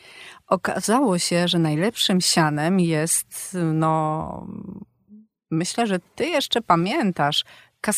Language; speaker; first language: Polish; native; Polish